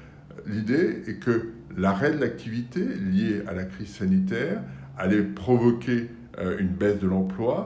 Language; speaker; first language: French; native; French